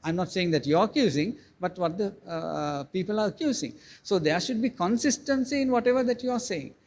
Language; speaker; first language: English; non-native, local second language; Sinhala